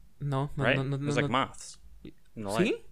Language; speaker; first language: Spanish; non-native, learner; English